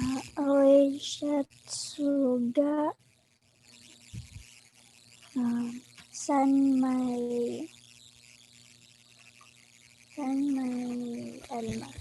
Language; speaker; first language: Japanese; non-native, learner; Filipino